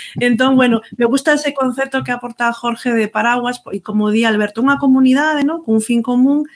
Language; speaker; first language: Galician; non-native, local second language; Spanish